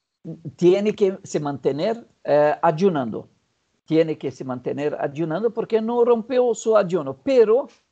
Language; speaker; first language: Spanish; non-native, fluent; Portuguese